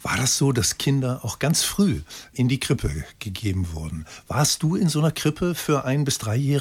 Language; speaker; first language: German; native; German